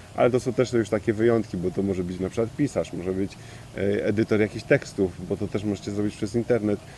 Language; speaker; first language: Polish; native; Polish